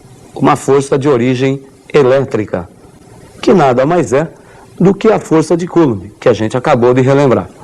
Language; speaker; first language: Portuguese; native; Portuguese